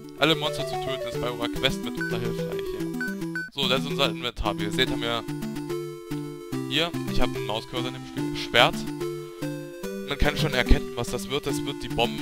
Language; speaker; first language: German; native; German